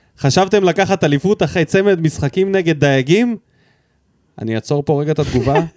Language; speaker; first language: Hebrew; early bilingual, other home language; Russian